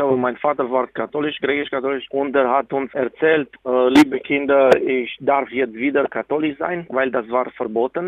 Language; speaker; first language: German; non-native, fluent; Romanian